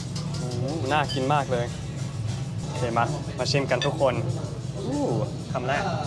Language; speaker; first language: Thai; non-native, fluent; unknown